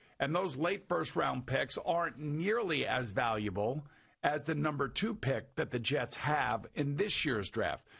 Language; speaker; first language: English; native; English